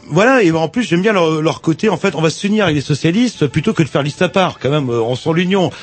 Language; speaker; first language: French; native; French